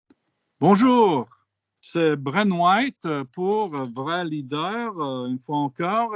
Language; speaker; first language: French; non-native, fluent; English